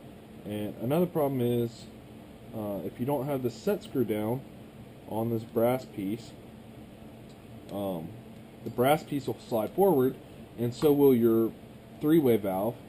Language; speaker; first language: English; native; English